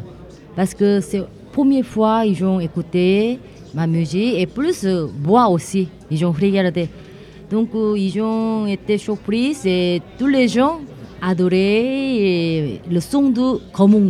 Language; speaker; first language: French; non-native, learner; Korean